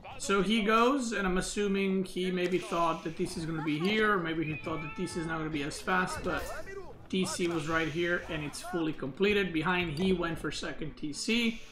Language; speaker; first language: English; non-native, fluent; Serbian